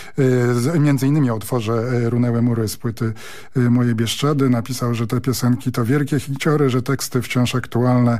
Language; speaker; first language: Polish; native; Polish